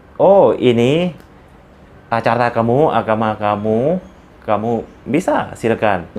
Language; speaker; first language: Indonesian; non-native, learner; Lao